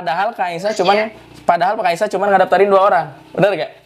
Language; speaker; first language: Indonesian; native; Indonesian